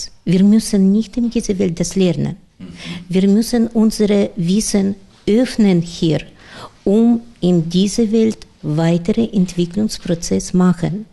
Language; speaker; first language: German; non-native, learner; Russian